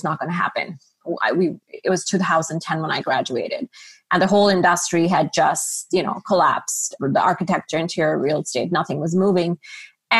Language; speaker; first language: English; non-native, local second language; Urdu